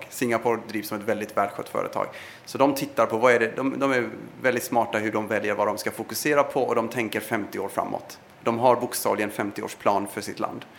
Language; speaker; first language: Swedish; early bilingual, other home language; Persian